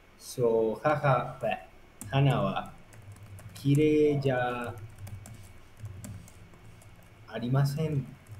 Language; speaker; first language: Japanese; non-native, learner; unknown